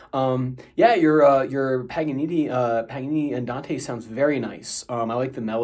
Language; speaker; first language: English; native; English